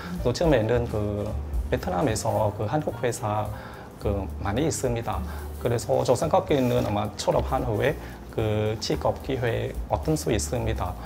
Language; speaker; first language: Korean; non-native, learner; Vietnamese